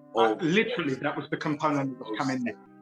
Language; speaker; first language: English; native; English